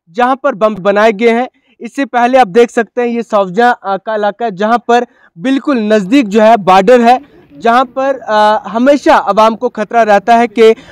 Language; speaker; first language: Hindi; non-native, local second language; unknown